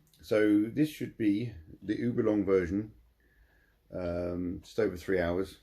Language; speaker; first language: English; native; English